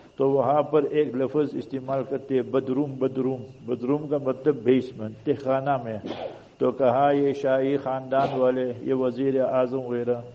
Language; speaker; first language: Urdu; native; Urdu